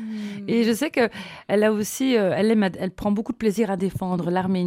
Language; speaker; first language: French; native; French